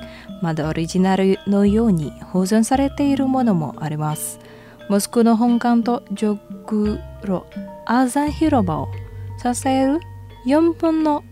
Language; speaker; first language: Japanese; non-native, fluent; Indonesian